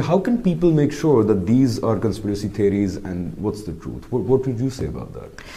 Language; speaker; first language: English; non-native, local second language; Urdu